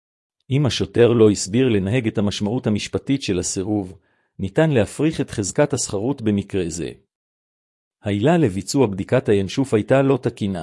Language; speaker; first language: Hebrew; native; Hebrew